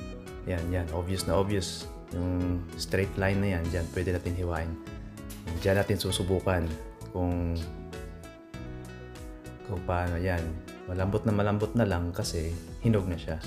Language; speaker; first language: Filipino; native; Filipino